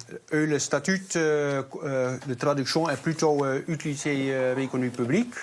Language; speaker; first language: French; non-native, learner; Dutch